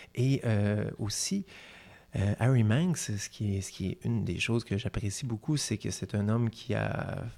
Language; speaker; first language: French; native; French